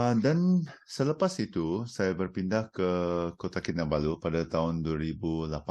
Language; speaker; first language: Malay; non-native, local second language; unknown